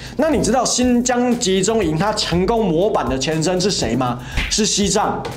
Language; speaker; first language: Chinese; native; Chinese